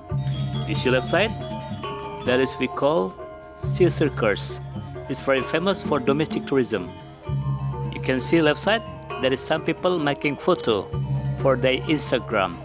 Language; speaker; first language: English; non-native, learner; Indonesian